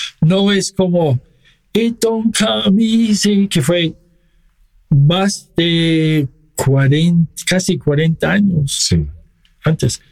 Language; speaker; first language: Spanish; non-native, fluent; English